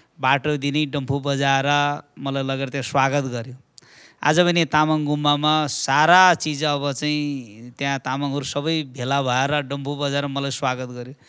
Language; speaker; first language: Nepali; non-native, local second language; Eastern Tamang